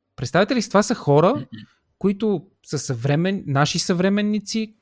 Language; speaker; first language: Bulgarian; native; Bulgarian